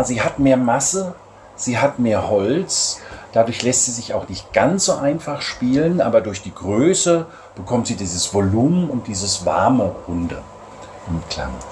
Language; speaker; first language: German; native; German